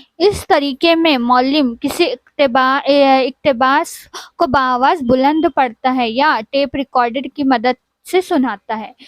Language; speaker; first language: Urdu; native; Urdu